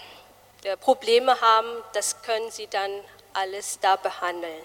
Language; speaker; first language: German; non-native, fluent; Malagasy